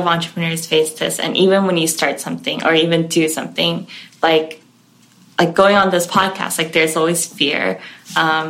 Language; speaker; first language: English; non-native, local second language; Cantonese